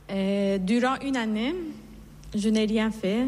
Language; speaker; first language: French; non-native, fluent; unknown